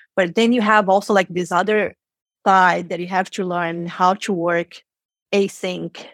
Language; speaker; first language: English; non-native, fluent; Portuguese